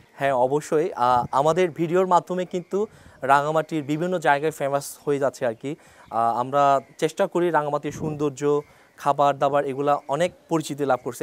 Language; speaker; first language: Bangla; non-native, local second language; Chakma